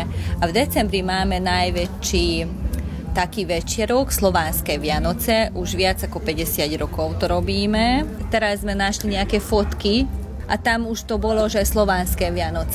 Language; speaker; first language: Slovak; non-native, local second language; Hungarian